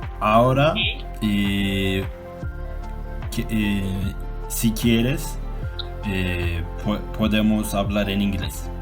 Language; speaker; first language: Spanish; non-native, learner; Turkish